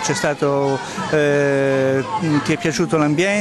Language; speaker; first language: Italian; native; Italian